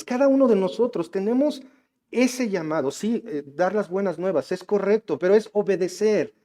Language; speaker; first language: Spanish; native; Spanish